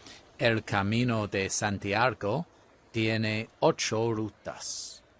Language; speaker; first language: Spanish; non-native, learner; English